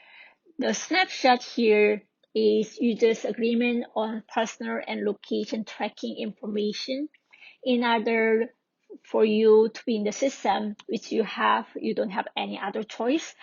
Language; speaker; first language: English; non-native, fluent; Korean